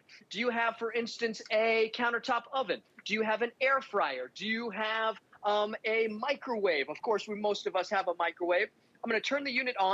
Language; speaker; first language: English; native; English